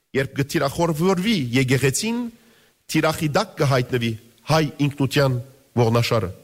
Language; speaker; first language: Armenian; native; Armenian